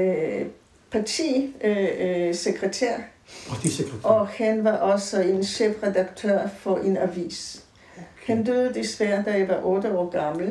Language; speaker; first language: Danish; native; Danish